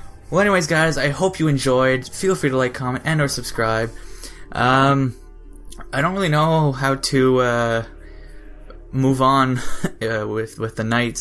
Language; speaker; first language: English; early bilingual, other home language; French